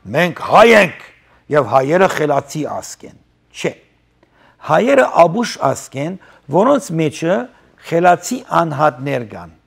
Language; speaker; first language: Armenian; early bilingual, heritage; Armenian